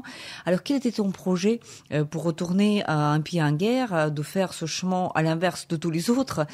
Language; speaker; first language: French; non-native, fluent; Ukrainian